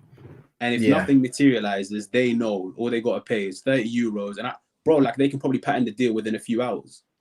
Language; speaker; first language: English; native; English